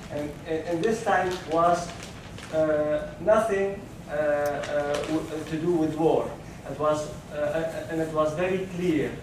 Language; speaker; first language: English; non-native, learner; Arabic